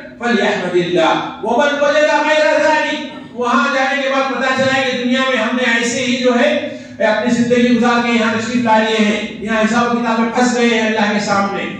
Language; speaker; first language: Urdu; native; Urdu